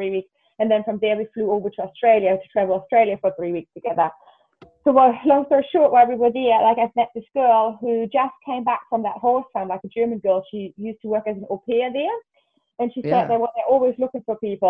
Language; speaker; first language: English; non-native, fluent; German